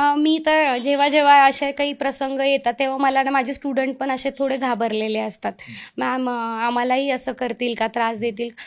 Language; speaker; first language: Marathi; non-native, local second language; Hindi